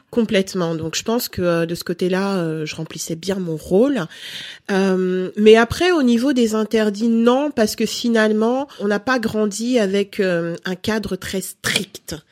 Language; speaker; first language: French; early bilingual, other home language; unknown